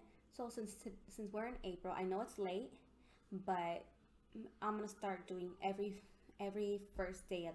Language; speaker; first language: English; native; English